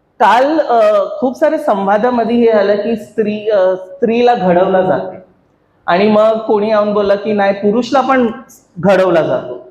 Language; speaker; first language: Marathi; non-native, local second language; Hindi